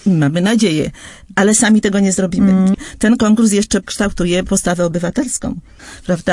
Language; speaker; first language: Polish; native; Polish